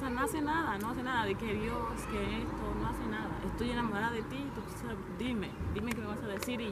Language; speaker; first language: Spanish; native; Spanish